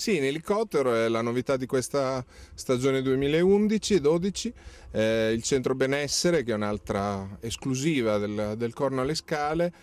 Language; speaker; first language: Italian; native; Italian